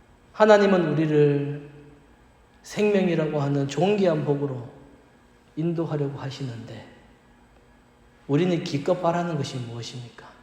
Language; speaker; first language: Korean; native; Korean